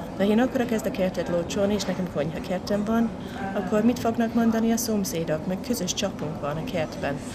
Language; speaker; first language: Hungarian; non-native, fluent; English